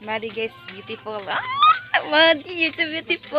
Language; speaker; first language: English; non-native, learner; Cebuano